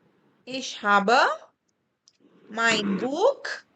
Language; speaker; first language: German; non-native, fluent; Kannada